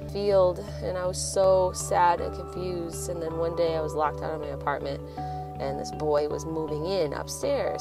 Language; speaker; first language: English; native; English